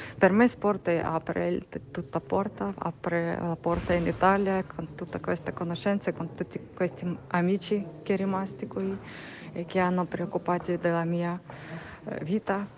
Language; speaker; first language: Italian; non-native, learner; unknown